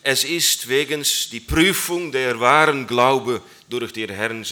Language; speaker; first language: German; non-native, learner; Dutch